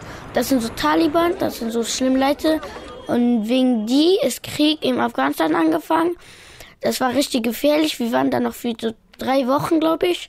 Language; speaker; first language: German; early bilingual, other home language; Pashto